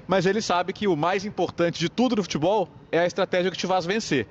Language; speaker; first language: Portuguese; native; Portuguese